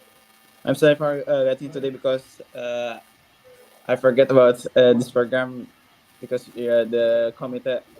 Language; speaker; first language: English; non-native, learner; Indonesian